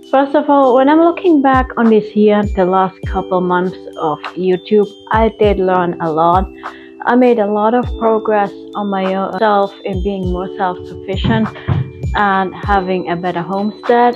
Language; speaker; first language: English; non-native, fluent; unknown